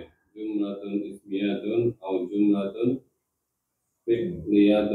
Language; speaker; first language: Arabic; non-native, learner; Indonesian